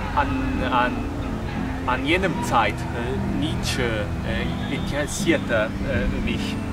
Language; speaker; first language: German; non-native, fluent; Portuguese